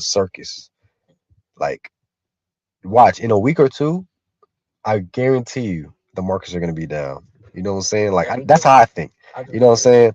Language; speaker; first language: English; native; English